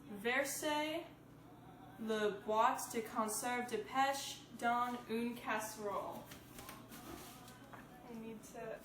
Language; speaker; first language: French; non-native, learner; English